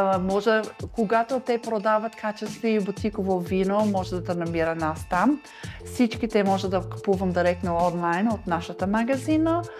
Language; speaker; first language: Bulgarian; non-native, learner; English